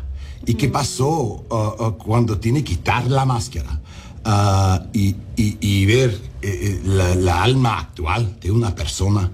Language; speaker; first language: Spanish; non-native, learner; English